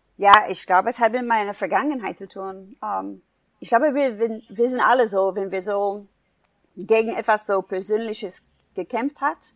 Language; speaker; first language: German; non-native, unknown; English